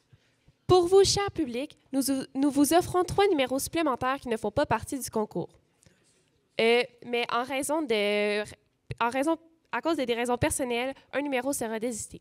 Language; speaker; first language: French; native; French